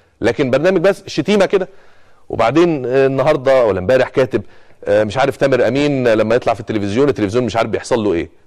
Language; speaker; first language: Arabic; native; Arabic